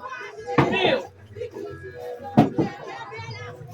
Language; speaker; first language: Portuguese; non-native, learner; Haitian Creole